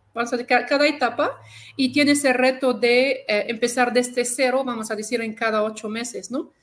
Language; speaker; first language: Spanish; non-native, fluent; Arabic